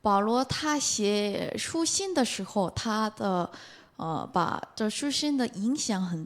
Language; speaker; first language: Chinese; non-native, fluent; Korean